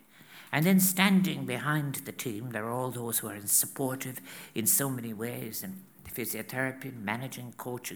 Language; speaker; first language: English; native; English